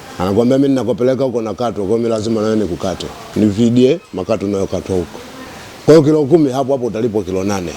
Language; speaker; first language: Swahili; native; Swahili